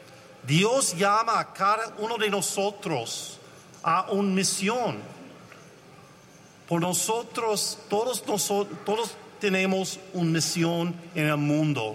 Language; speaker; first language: Spanish; non-native, learner; English